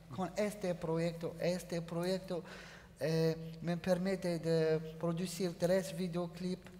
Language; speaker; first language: Spanish; non-native, learner; Arabic